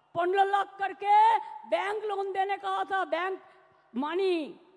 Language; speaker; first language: Hindi; non-native, local second language; Bangla